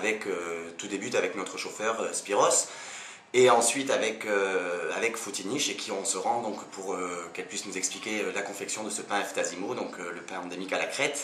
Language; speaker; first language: French; native; French